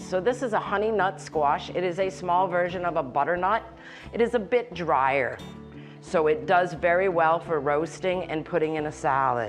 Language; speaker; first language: English; native; English